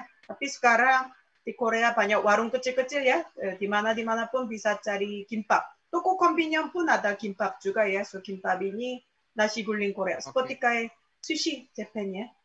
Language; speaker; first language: Indonesian; non-native, fluent; Korean